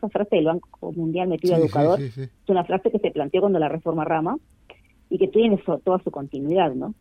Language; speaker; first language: Spanish; native; Spanish